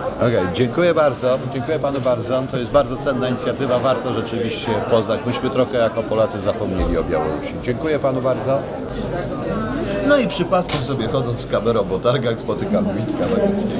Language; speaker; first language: Polish; native; Polish